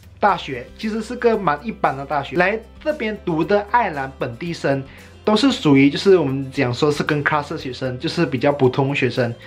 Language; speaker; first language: Chinese; native; Chinese